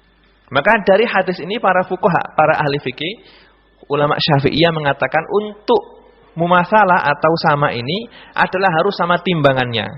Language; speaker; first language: Indonesian; native; Indonesian